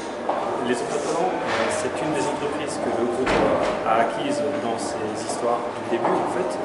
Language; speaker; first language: French; native; French